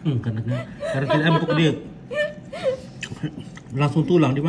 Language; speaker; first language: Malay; non-native, local second language; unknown